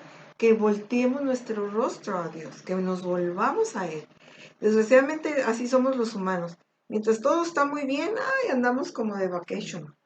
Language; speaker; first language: Spanish; native; Spanish